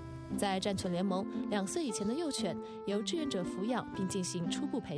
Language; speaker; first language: Chinese; native; Chinese